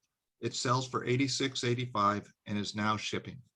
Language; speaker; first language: English; native; English